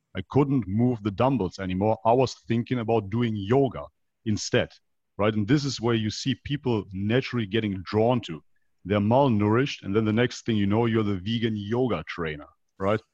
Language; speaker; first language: English; non-native, fluent; Macedonian